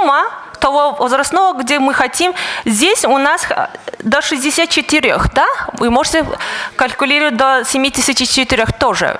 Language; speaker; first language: Russian; non-native, fluent; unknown